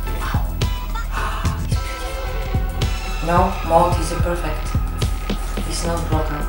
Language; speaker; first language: English; non-native, learner; Bulgarian